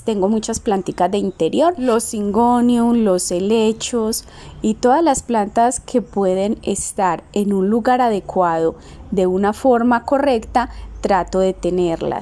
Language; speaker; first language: Spanish; native; Spanish